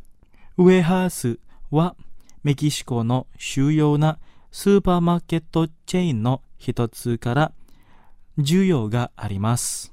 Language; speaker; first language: Japanese; non-native, fluent; Indonesian